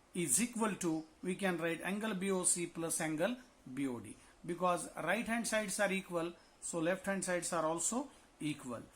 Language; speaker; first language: English; non-native, local second language; Marathi